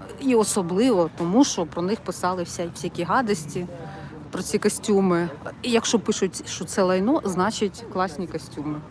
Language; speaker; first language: Ukrainian; non-native, local second language; Russian